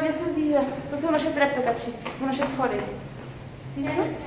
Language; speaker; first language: German; non-native, learner; Czech